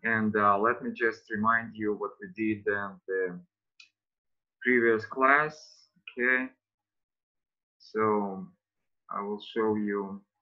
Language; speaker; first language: English; non-native, fluent; Russian